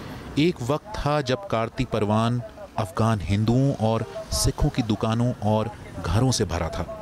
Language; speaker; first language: Hindi; native; Hindi